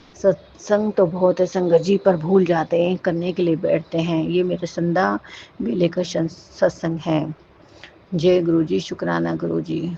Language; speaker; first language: Hindi; native; Hindi